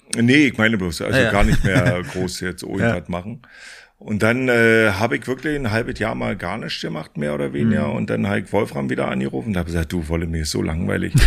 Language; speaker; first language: German; native; German